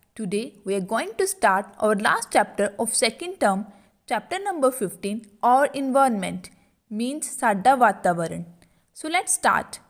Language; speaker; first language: English; non-native, local second language; Punjabi